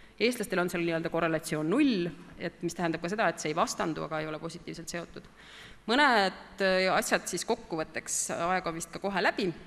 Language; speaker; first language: Estonian; native; Estonian